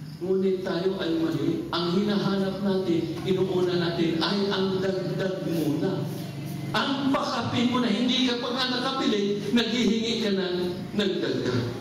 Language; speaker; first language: Filipino; non-native, local second language; Cebuano